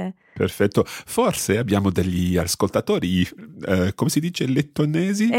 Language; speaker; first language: Italian; non-native, fluent; English